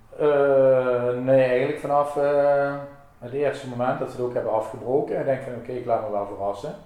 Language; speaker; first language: Dutch; native; Dutch